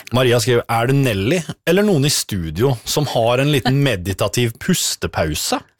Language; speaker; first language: Norwegian; native; Norwegian